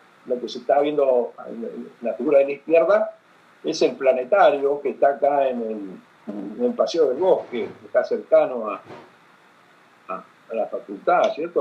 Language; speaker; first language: Spanish; native; Spanish